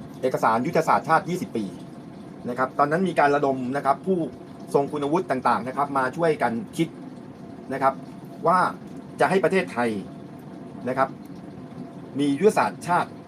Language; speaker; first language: Thai; native; Thai